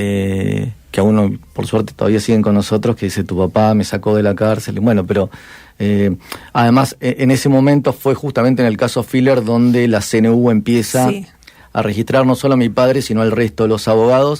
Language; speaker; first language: Spanish; native; Spanish